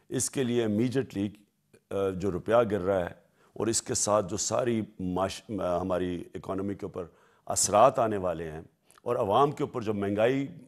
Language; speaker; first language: Urdu; native; Urdu